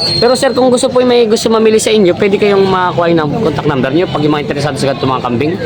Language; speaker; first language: Filipino; native; Filipino